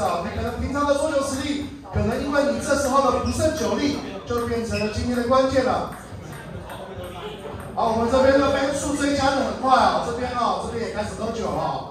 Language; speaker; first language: Chinese; native; Chinese